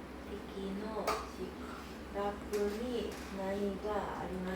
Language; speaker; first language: Japanese; non-native, learner; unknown